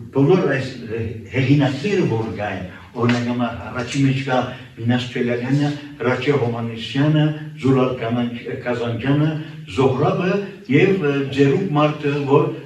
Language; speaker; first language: Armenian; early bilingual, heritage; Armenian